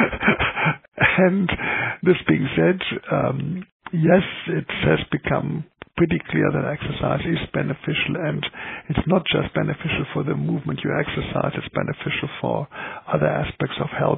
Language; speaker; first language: English; non-native, fluent; German